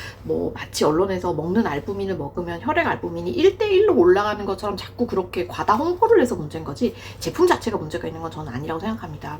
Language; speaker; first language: Korean; native; Korean